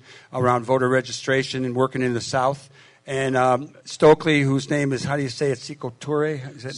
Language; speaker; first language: English; native; English